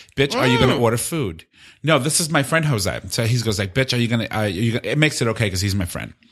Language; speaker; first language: English; native; English